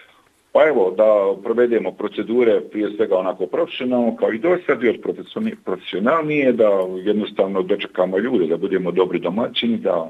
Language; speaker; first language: Bosnian; native; Bosnian